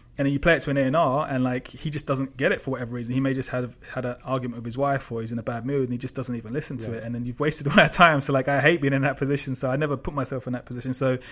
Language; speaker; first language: English; native; English